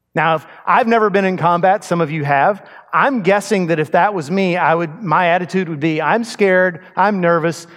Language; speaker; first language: English; native; English